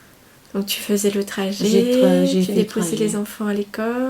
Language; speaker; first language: French; native; French